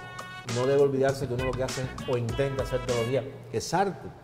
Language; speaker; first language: Spanish; native; Spanish